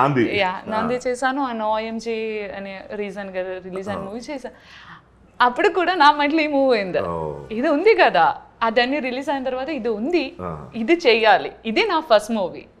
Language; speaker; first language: Telugu; non-native, learner; Malayalam